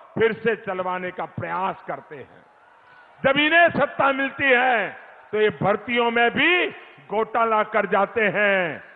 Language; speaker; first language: Hindi; non-native, local second language; Gujarati